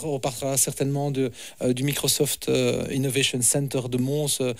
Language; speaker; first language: French; native; French